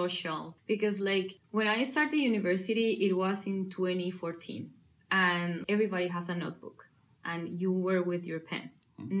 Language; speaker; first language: English; non-native, learner; Spanish